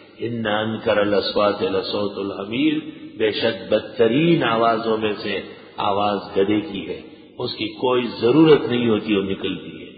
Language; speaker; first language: Urdu; non-native, local second language; Pashto